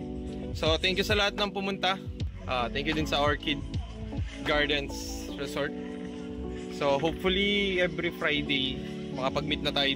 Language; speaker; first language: Filipino; native; Filipino